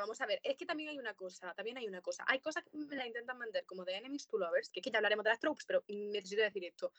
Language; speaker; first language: Spanish; native; Spanish